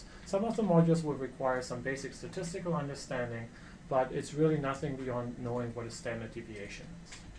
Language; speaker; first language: English; non-native, fluent; German